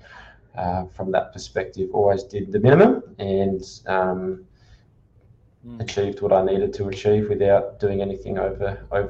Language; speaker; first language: English; native; English